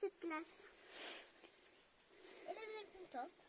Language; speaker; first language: French; native; French